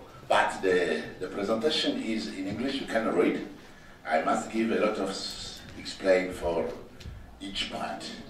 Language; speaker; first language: English; non-native, learner; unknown